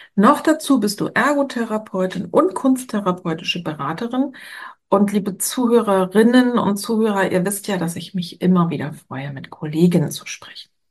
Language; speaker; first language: German; native; German